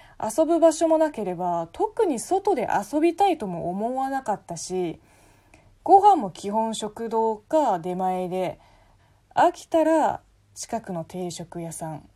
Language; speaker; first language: Japanese; non-native, fluent; Chinese